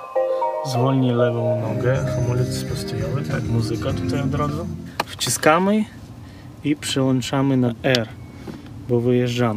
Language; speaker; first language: Polish; non-native, fluent; Ukrainian